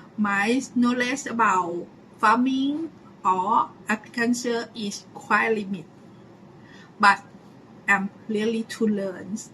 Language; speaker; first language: English; non-native, learner; Thai